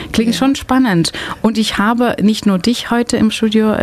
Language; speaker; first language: German; non-native, fluent; Dutch